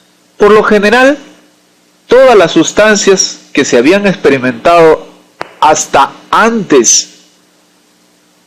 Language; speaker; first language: Spanish; native; Spanish